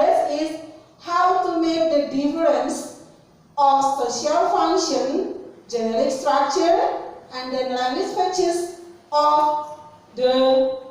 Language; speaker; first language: English; non-native, fluent; Indonesian